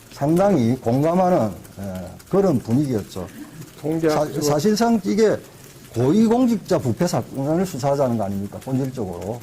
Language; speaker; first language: Korean; native; Korean